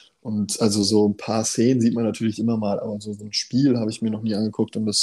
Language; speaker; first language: German; native; German